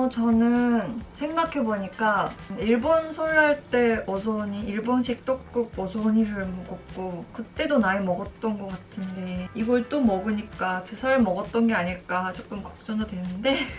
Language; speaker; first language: Korean; non-native, fluent; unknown